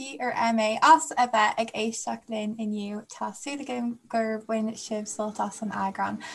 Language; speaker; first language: Irish; non-native, local second language; English